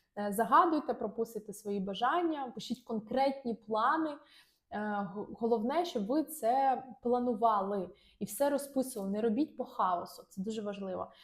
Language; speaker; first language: Ukrainian; non-native, local second language; Russian